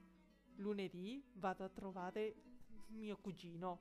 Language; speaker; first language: Italian; non-native, fluent; Spanish